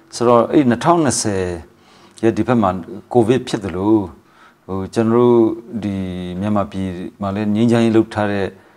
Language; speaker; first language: Burmese; non-native, local second language; Hakha Chin